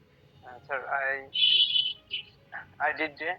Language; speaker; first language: English; non-native, learner; Bangla